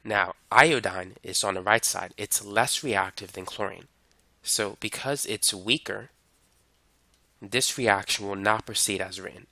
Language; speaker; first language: English; native; English